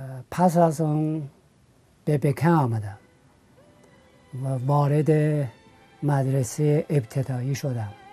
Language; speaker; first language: Persian; non-native, fluent; Chinese